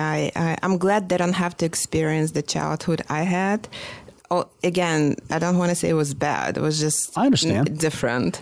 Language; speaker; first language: English; non-native, fluent; Russian